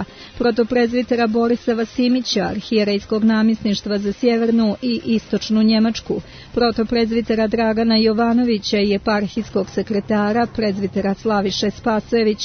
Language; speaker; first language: Croatian; native; Croatian